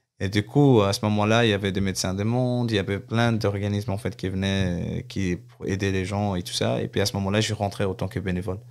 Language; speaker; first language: French; non-native, fluent; Arabic